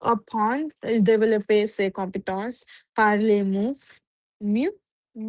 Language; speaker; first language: French; non-native, learner; Punjabi